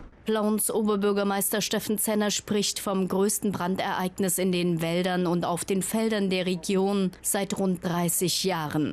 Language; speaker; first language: German; native; German